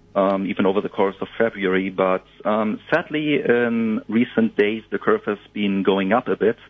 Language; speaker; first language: English; non-native, fluent; German